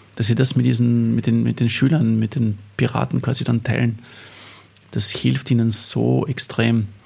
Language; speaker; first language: German; native; German